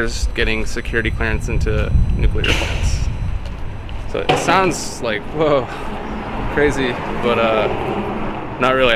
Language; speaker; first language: English; native; English